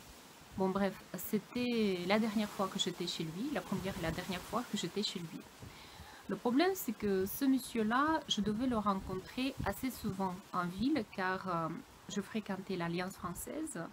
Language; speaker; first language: French; non-native, fluent; Russian